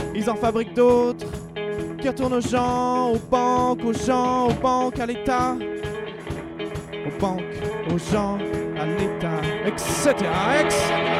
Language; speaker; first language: French; native; French